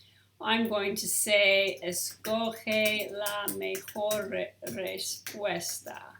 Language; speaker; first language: Spanish; non-native, learner; English